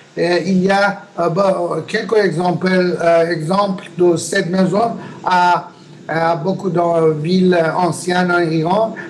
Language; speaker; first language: French; non-native, learner; Persian